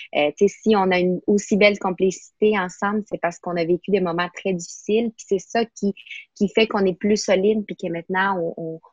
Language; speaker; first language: French; non-native, fluent; Spanish